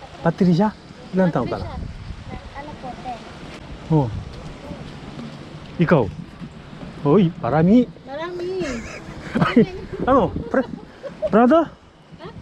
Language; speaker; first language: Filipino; non-native, learner; Korean